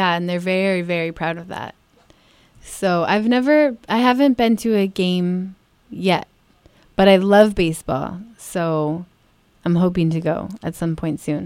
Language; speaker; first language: English; native; English